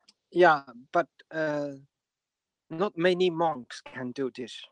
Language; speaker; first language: English; non-native, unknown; Japanese